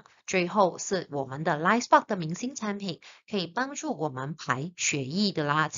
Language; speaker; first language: Chinese; native; Chinese